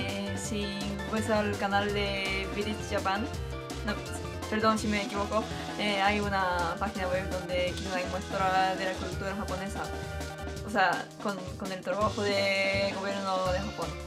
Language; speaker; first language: Spanish; non-native, fluent; Japanese